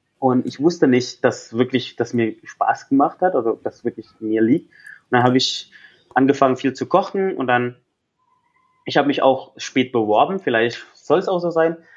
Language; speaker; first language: German; non-native, fluent; Indonesian